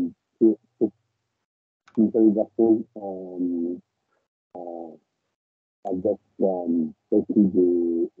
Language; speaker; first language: French; non-native, learner; English